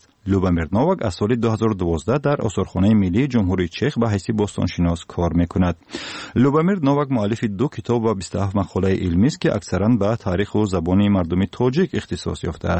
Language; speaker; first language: Tajik; native; Tajik